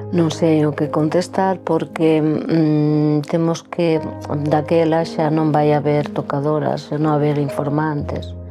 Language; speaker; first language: Galician; native; Galician